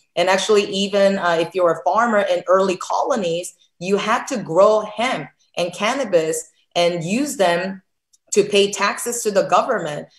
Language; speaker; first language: English; early bilingual, other home language; Korean